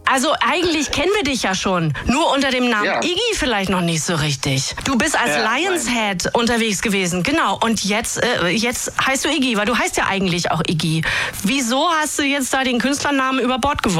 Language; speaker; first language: German; native; German